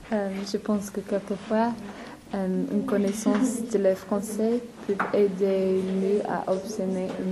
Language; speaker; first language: French; non-native, learner; English